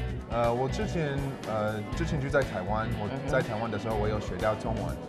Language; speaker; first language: Chinese; non-native, fluent; English